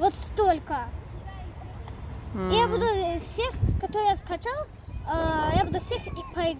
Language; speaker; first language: Russian; early bilingual, other home language; Tajik